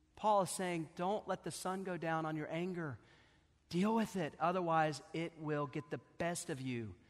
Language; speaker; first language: English; native; English